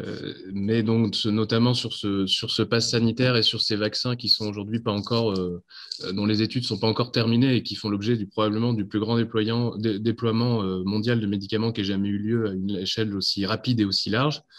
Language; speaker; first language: French; native; French